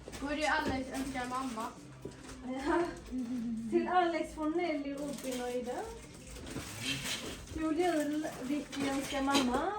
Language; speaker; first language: Swedish; non-native, learner; Thai